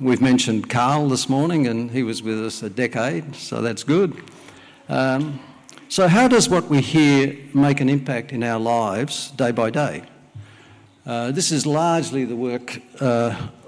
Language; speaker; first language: English; early bilingual, other home language; Welsh